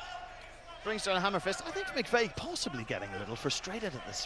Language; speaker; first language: English; native; English